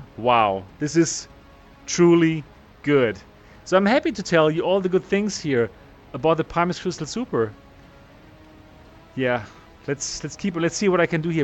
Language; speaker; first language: English; non-native, fluent; German